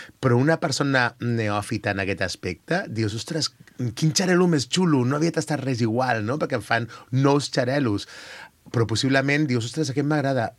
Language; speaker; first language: Catalan; native; Catalan